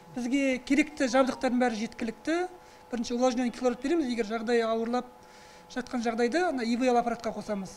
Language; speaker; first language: Kazakh; non-native, local second language; Russian